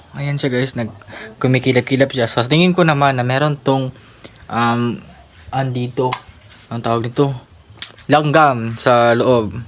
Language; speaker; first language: Filipino; non-native, local second language; Cebuano